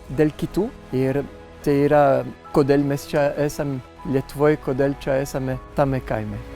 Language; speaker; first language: Lithuanian; non-native, fluent; French